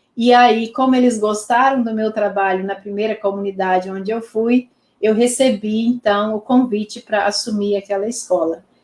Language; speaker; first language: Portuguese; non-native, local second language; Low German